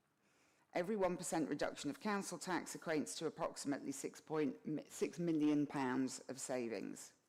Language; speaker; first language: English; native; English